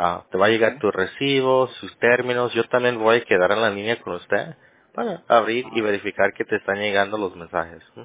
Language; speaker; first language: Spanish; early bilingual, heritage; Spanish